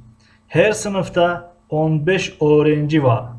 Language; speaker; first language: Turkish; non-native, fluent; Tajik